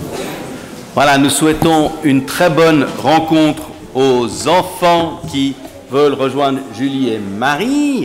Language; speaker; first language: French; native; French